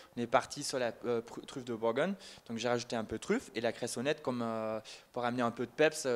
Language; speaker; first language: French; non-native, fluent; German